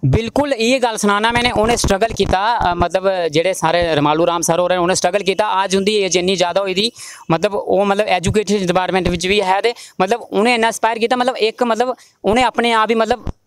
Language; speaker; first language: Hindi; native; Hindi